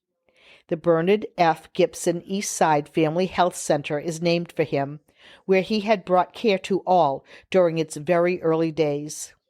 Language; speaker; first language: English; native; English